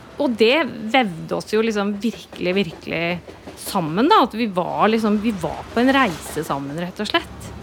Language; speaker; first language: Norwegian; native; Norwegian